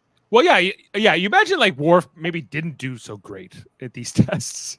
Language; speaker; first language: English; native; English